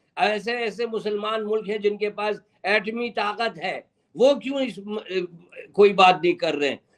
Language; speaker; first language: Urdu; non-native, fluent; Persian